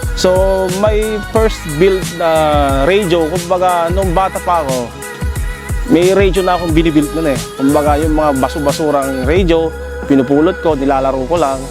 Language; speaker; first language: Filipino; non-native, local second language; Iloko